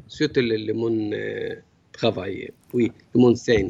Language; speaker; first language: French; non-native, learner; Arabic